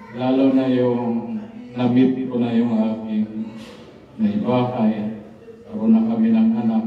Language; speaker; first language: Filipino; non-native, local second language; Cebuano